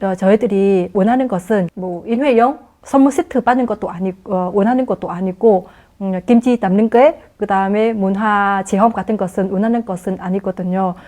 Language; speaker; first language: Korean; non-native, fluent; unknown